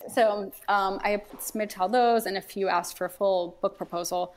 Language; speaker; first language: English; native; English